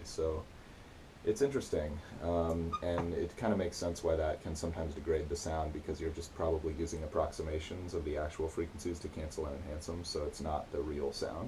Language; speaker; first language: English; native; English